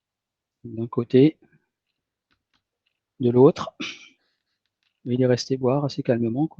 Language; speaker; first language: French; native; French